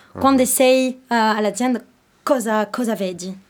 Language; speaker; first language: Italian; non-native, learner; French